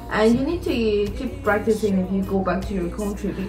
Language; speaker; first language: English; non-native, learner; Spanish